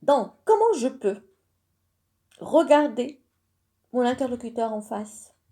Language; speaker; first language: French; non-native, local second language; Arabic